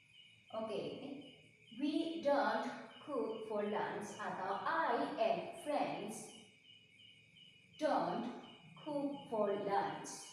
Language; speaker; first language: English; non-native, learner; Indonesian